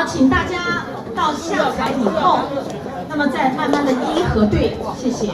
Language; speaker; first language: Chinese; native; Chinese